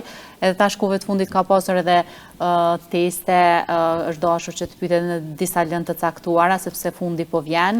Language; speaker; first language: Albanian; native; Albanian